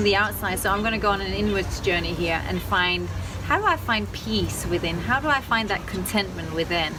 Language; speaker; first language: English; non-native, fluent; Danish